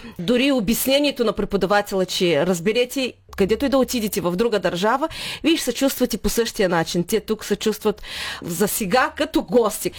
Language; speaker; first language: Bulgarian; early bilingual, heritage; Bulgarian